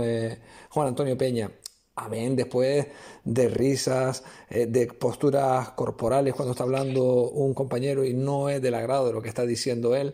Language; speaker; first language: Spanish; native; Spanish